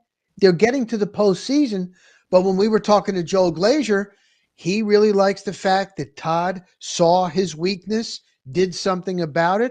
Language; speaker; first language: English; native; English